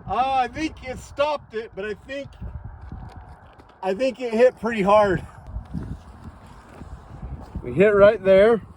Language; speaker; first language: English; native; English